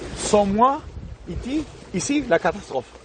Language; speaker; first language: French; non-native, fluent; German